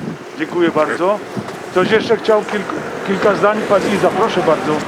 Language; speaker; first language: Polish; native; Polish